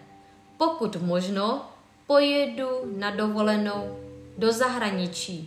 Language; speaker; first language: Czech; non-native, fluent; Vietnamese